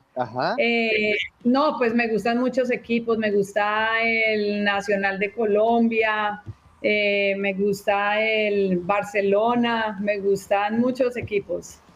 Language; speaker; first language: Spanish; native; Spanish